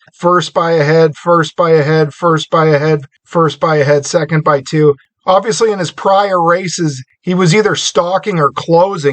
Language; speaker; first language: English; native; English